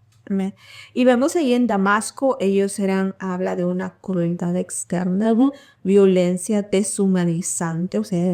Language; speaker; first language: Spanish; early bilingual, heritage; Spanish